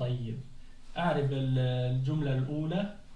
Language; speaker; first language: Arabic; non-native, fluent; French